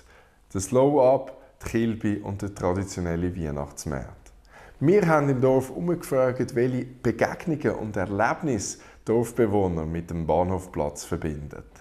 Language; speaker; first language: German; native; German